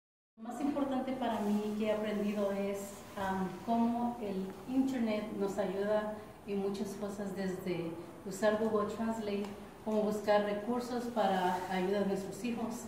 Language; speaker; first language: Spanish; early bilingual, heritage; Spanish